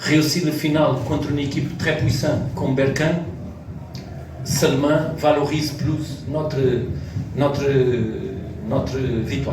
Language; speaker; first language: French; non-native, learner; Portuguese